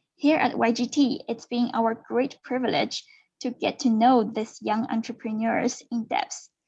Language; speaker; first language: English; non-native, fluent; Chinese